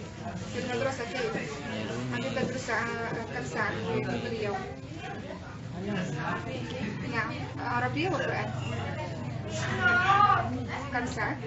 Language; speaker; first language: Arabic; non-native, learner; Indonesian